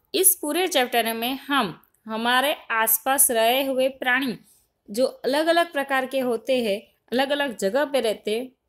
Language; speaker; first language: Hindi; non-native, local second language; Gujarati